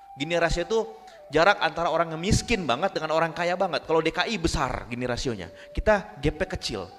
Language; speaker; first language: Indonesian; non-native, local second language; Minangkabau